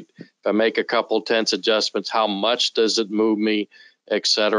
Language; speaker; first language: English; native; English